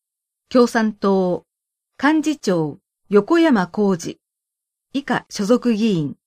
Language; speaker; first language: Japanese; native; Japanese